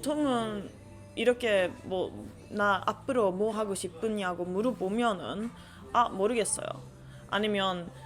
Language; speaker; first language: Korean; non-native, fluent; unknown